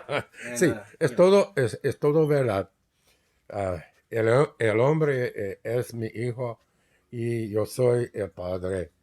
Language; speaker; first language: Spanish; non-native, learner; English